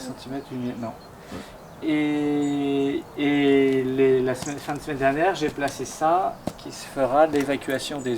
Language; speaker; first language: French; native; French